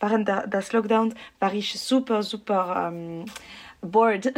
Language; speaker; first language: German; non-native, learner; French